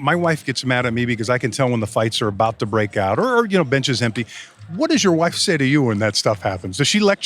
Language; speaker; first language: English; native; English